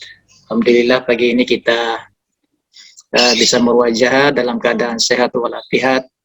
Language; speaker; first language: Malay; native; Malay